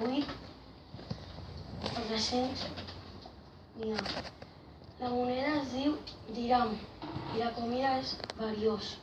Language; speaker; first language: Catalan; non-native, local second language; Spanish